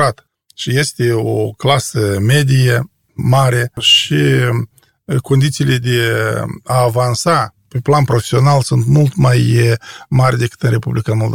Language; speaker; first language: Romanian; native; Romanian